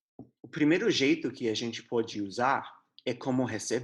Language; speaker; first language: Portuguese; non-native, fluent; English